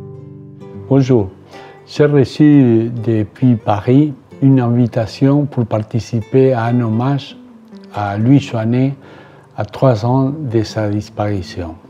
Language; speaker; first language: French; non-native, fluent; Spanish